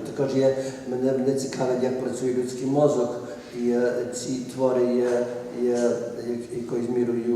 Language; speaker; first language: Ukrainian; early bilingual, heritage; Ukrainian